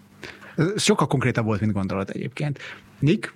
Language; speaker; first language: Hungarian; native; Hungarian